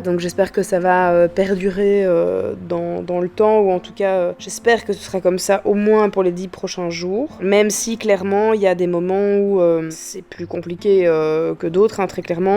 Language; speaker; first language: French; native; French